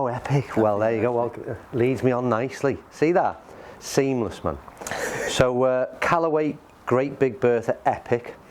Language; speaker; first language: English; native; English